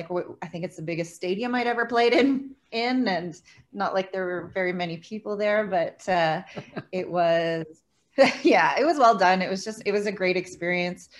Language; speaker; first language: English; native; English